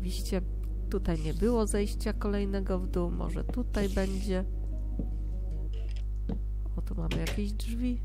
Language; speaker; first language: Polish; native; Polish